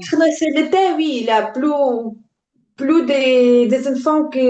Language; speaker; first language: French; non-native, learner; Ukrainian